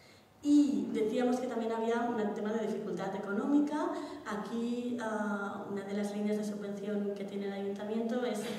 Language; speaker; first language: Spanish; native; Spanish